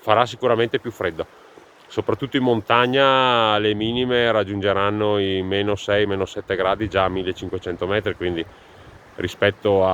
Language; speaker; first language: Italian; native; Italian